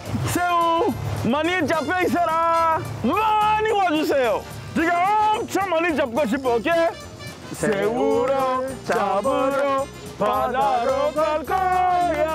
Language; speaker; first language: Korean; non-native, fluent; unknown